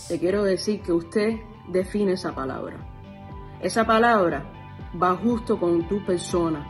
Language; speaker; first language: Spanish; early bilingual, heritage; Spanish